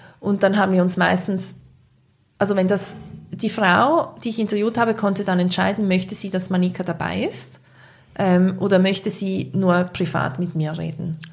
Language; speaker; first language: German; native; German